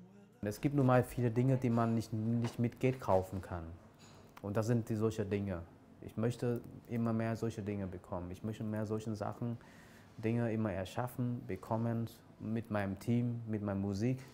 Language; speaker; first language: German; non-native, fluent; Vietnamese